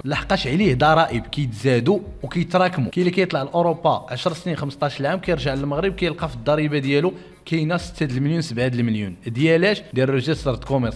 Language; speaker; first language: Arabic; native; Arabic